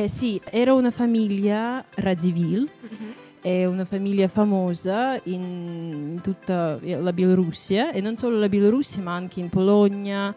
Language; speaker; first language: Italian; non-native, fluent; Russian